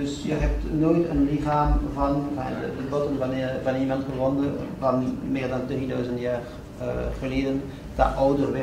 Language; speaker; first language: Dutch; non-native, fluent; French